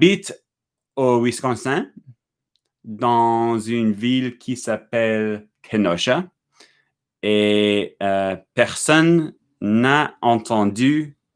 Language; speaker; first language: French; non-native, learner; English